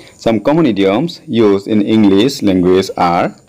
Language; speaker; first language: English; non-native, local second language; Assamese